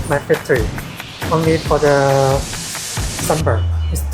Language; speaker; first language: English; non-native, learner; Chinese